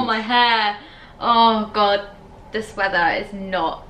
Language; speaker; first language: English; native; English